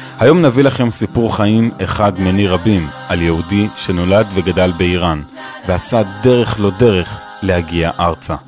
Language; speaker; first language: Hebrew; native; Hebrew